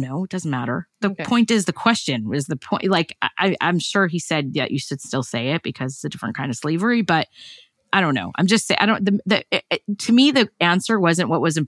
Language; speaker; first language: English; native; English